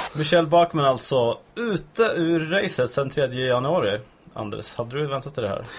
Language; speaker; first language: Swedish; native; Swedish